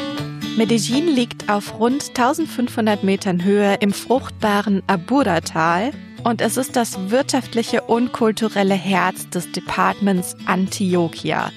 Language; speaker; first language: German; native; German